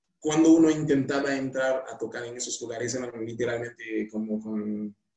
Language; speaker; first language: Spanish; non-native, fluent; Haitian Creole